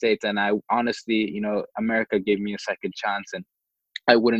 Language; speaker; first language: English; non-native, local second language; Swahili